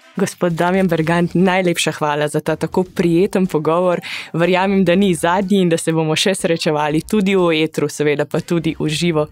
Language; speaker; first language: Slovenian; early bilingual, heritage; Slovenian